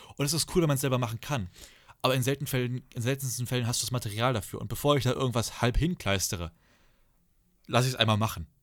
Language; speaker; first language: German; native; German